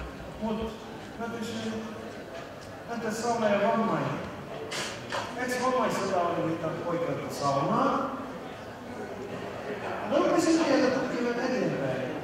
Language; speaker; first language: Finnish; non-native, fluent; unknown